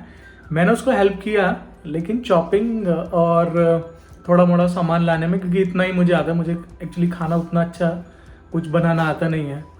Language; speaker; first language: Hindi; native; Hindi